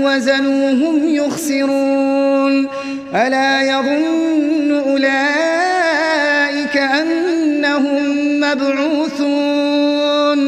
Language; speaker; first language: Arabic; native; Arabic